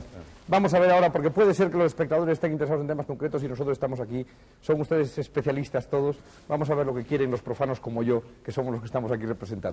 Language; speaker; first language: Spanish; native; Spanish